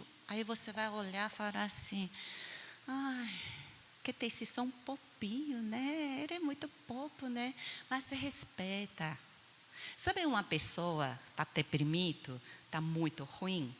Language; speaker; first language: Portuguese; non-native, fluent; Chinese